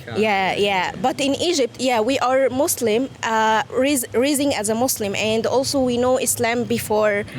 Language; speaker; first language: English; non-native, fluent; Arabic